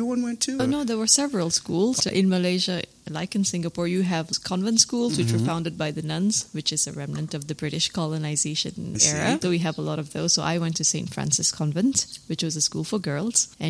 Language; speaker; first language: English; native; English